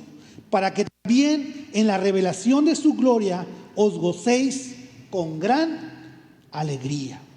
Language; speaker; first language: Spanish; native; Spanish